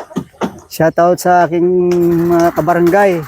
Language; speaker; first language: Filipino; native; Filipino